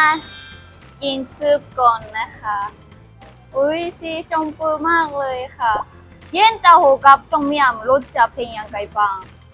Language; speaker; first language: Thai; non-native, fluent; Japanese